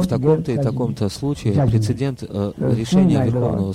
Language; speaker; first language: Russian; native; Russian